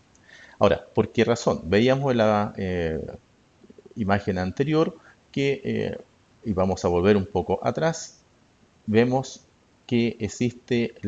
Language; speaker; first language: Spanish; native; Spanish